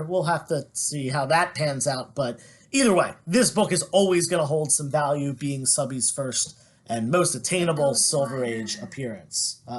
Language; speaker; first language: English; native; English